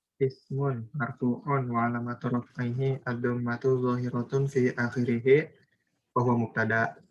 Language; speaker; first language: Arabic; non-native, learner; Indonesian